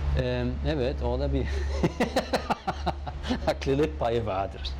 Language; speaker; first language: Turkish; non-native, fluent; German